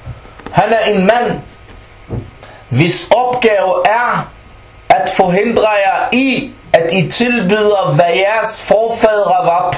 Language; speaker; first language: Danish; non-native, fluent; Arabic